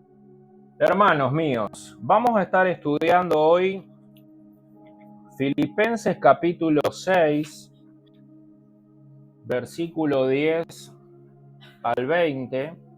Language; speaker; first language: Spanish; native; Spanish